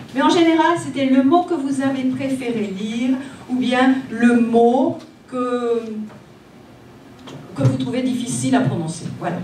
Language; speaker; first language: French; native; French